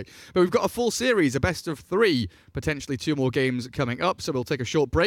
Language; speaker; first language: English; native; English